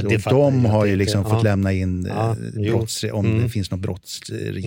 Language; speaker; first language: Swedish; native; Swedish